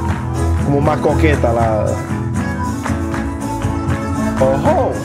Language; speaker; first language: Spanish; native; Spanish